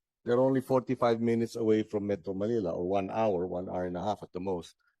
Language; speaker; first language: English; non-native, local second language; Filipino